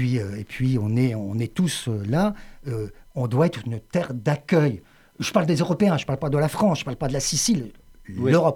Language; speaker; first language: French; native; French